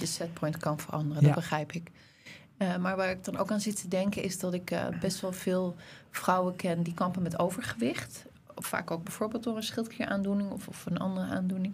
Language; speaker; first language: Dutch; native; Dutch